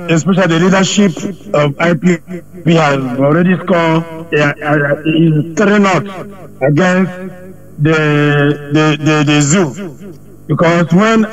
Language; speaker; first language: English; non-native, local second language; Igbo